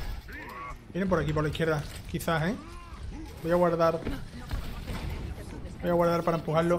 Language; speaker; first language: Spanish; native; Spanish